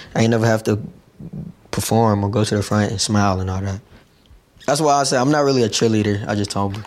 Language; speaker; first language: English; native; English